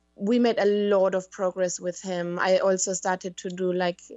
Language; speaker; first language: English; non-native, fluent; German